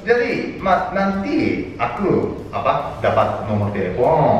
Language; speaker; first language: Indonesian; non-native, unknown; Japanese